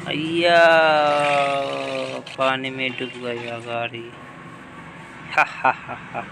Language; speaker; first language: Hindi; non-native, local second language; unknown